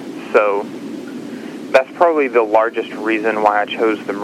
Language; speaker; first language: English; native; English